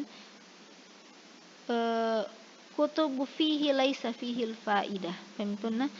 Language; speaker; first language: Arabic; non-native, fluent; Indonesian